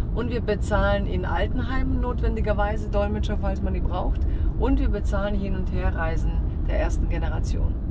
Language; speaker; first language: German; early bilingual, other home language; Croatian